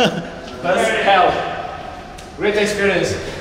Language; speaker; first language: English; non-native, learner; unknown